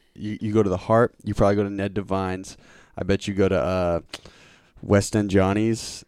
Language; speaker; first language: English; native; English